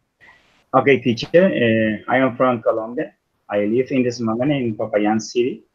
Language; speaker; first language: English; non-native, learner; Spanish